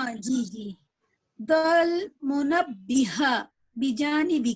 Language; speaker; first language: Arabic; non-native, learner; Urdu